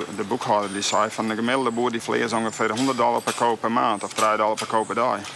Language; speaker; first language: Dutch; non-native, local second language; Western Frisian